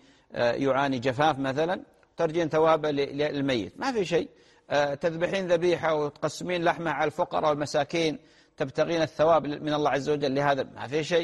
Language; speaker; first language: Arabic; native; Arabic